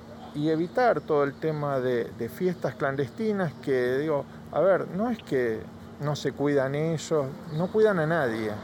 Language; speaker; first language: Spanish; native; Spanish